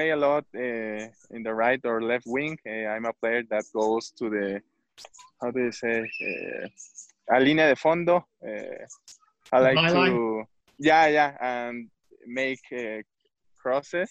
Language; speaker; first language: English; non-native, fluent; Spanish